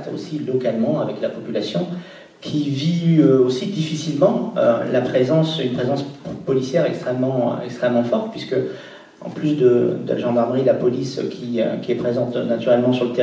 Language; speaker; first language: French; native; French